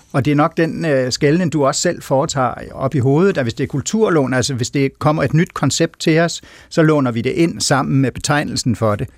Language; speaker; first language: Danish; native; Danish